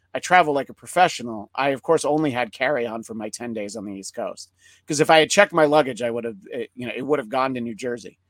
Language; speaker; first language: English; native; English